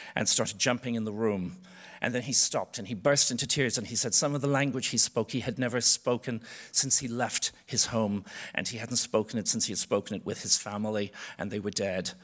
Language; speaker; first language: English; native; English